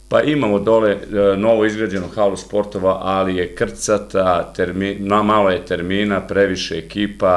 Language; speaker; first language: Croatian; native; Croatian